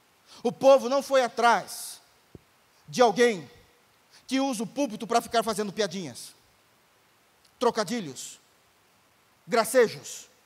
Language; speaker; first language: Portuguese; native; Portuguese